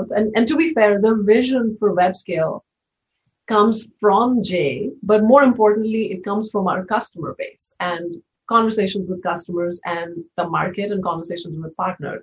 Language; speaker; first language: English; non-native, local second language; Hindi